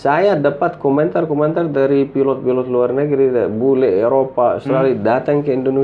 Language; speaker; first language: Indonesian; non-native, fluent; Arabic